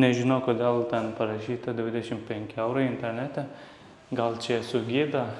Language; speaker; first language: Lithuanian; non-native, learner; Turkish